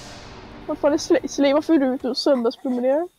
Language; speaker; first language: Swedish; native; Swedish